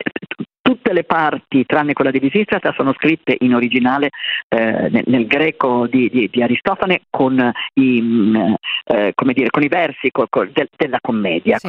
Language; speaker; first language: Italian; native; Italian